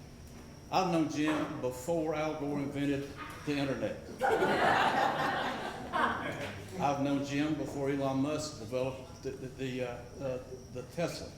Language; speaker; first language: English; native; English